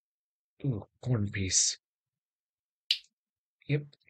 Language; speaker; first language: English; native; English